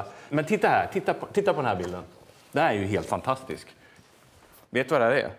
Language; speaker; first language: Swedish; native; Swedish